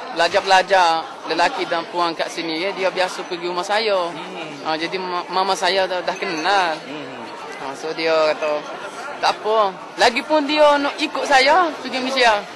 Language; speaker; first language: Malay; non-native, fluent; Arabic